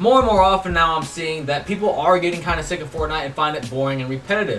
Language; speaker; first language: English; native; English